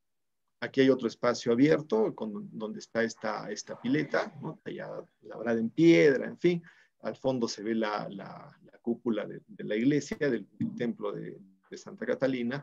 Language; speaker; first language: Spanish; native; Spanish